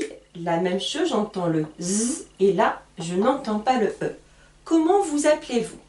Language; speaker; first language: French; native; French